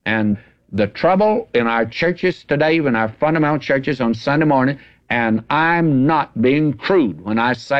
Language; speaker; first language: English; native; English